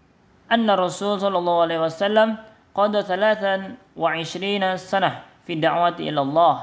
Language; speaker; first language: Arabic; non-native, learner; Indonesian